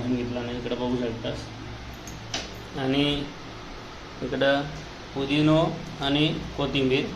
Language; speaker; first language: Marathi; non-native, local second language; Konkani